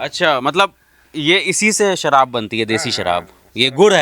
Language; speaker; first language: Hindi; native; Hindi